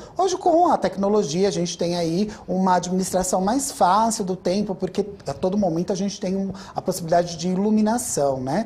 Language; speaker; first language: Portuguese; native; Portuguese